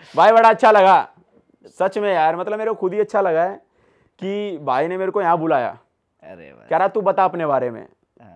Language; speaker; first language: Hindi; native; Hindi